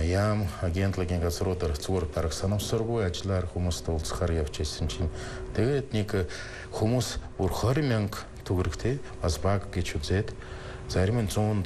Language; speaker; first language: Mongolian; non-native, fluent; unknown